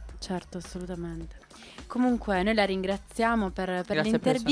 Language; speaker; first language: Italian; native; Italian